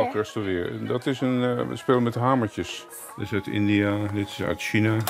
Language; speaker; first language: Dutch; native; Dutch